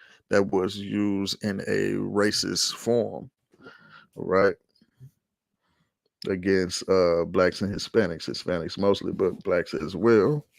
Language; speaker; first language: English; native; English